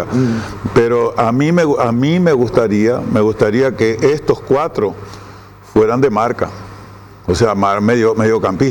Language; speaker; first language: Spanish; native; Spanish